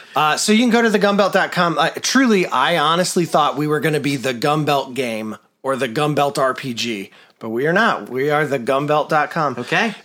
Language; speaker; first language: English; native; English